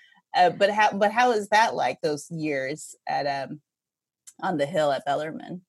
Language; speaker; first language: English; early bilingual, other home language; Filipino